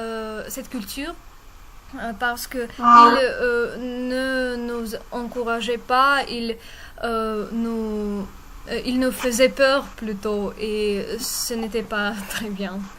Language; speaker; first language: French; non-native, fluent; Russian